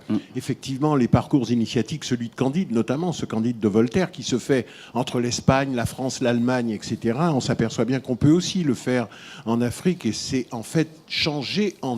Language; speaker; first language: French; native; French